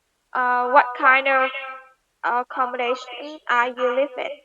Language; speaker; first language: English; non-native, learner; Vietnamese